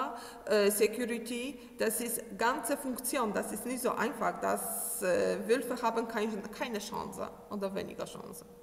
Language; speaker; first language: German; non-native, learner; Polish